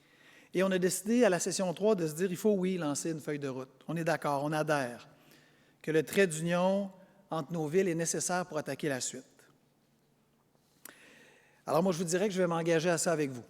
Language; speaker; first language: French; native; French